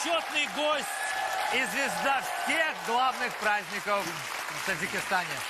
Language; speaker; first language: Russian; native; Russian